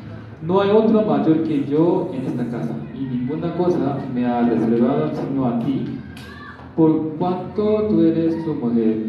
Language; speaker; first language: Spanish; non-native, learner; Korean